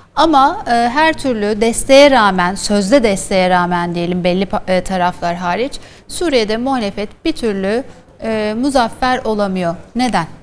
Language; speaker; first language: Turkish; native; Turkish